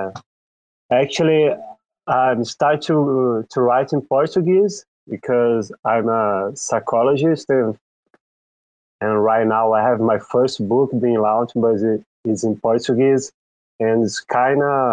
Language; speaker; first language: English; non-native, fluent; Portuguese